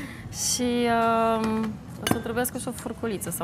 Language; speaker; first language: Romanian; native; Romanian